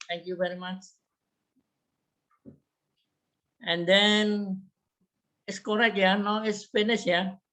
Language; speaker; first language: English; non-native, learner; Indonesian